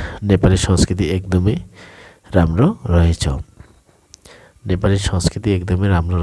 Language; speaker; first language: Nepali; non-native, local second language; Bangla